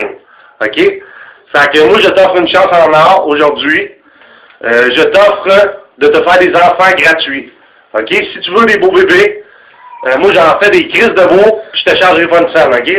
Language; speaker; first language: French; native; French